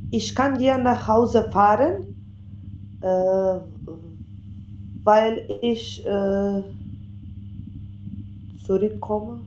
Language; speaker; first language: German; non-native, learner; Macedonian